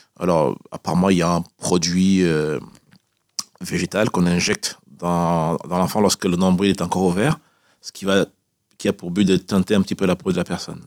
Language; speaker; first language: French; early bilingual, other home language; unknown